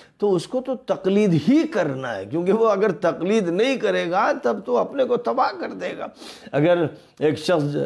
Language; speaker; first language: Urdu; native; Urdu